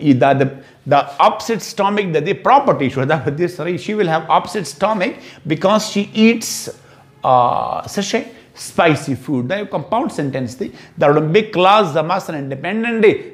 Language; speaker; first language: English; non-native, local second language; Pashto